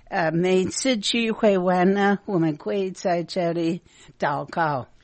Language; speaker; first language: Chinese; non-native, fluent; English